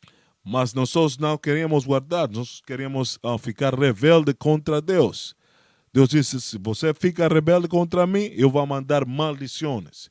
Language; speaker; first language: Portuguese; non-native, learner; Spanish